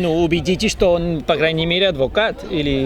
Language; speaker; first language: Russian; non-native, fluent; Spanish